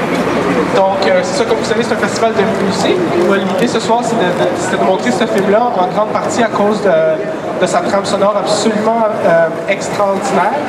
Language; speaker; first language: French; native; French